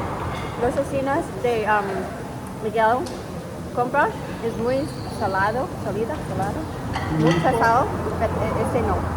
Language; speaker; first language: Spanish; non-native, learner; Lao